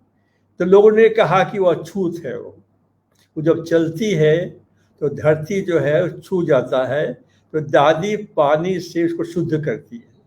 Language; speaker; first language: Hindi; native; Hindi